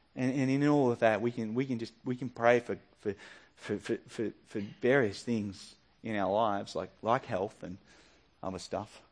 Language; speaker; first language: English; native; English